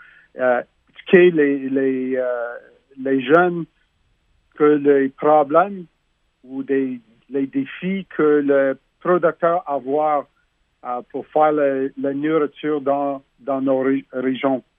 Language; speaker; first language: French; non-native, learner; English